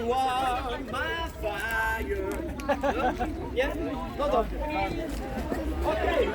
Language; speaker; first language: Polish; non-native, learner; English